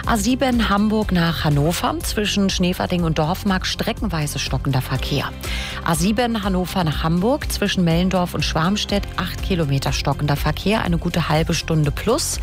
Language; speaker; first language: German; native; German